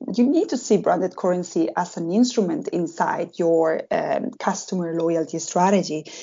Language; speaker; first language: English; non-native, fluent; Spanish